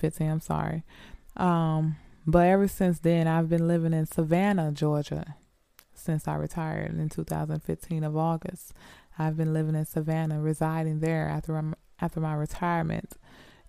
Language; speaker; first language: English; native; English